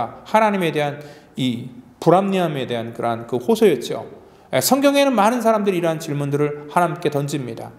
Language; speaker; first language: Korean; native; Korean